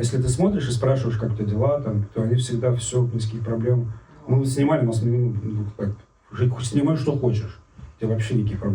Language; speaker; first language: Russian; native; Russian